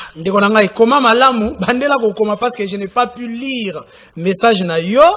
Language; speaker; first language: Lingala; native; Lingala